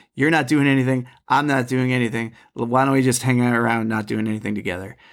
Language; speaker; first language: English; native; English